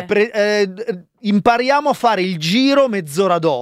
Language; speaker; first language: Italian; native; Italian